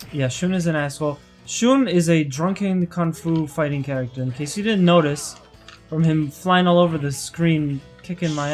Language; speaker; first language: English; native; English